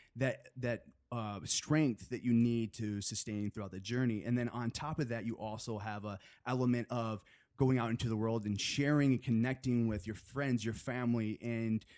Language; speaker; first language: English; native; English